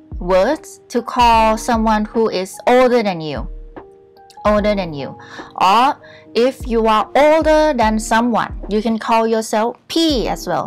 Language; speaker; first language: English; non-native, fluent; Thai